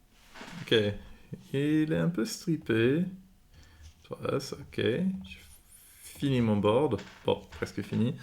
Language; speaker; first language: French; non-native, fluent; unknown